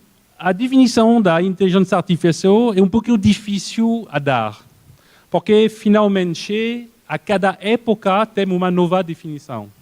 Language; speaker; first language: Portuguese; non-native, fluent; French